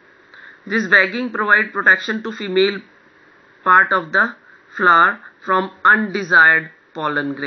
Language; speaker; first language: English; non-native, local second language; Hindi